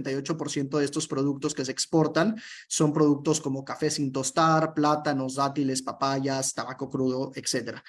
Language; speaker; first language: Spanish; native; Spanish